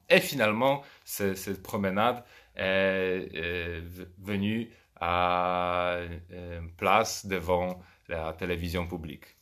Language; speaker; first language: French; non-native, fluent; Polish